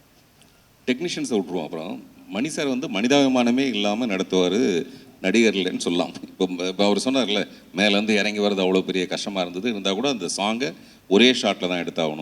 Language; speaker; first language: Tamil; native; Tamil